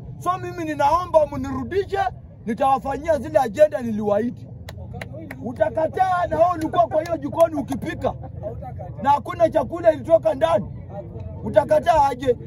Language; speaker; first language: Swahili; non-native, local second language; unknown